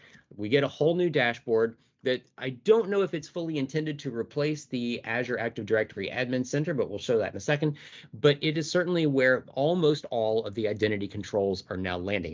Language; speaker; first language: English; native; English